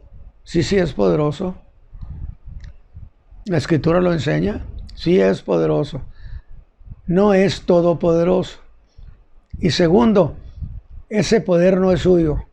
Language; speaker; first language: Spanish; native; Spanish